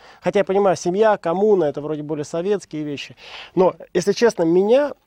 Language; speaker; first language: Russian; native; Russian